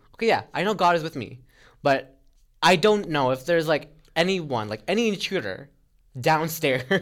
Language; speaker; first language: English; non-native, local second language; Filipino